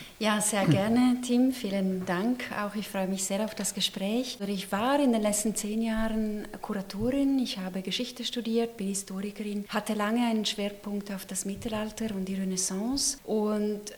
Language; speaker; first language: German; non-native, local second language; Italian